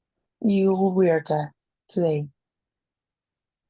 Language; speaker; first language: English; non-native, learner; Spanish